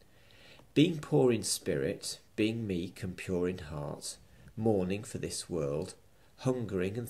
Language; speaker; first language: English; native; English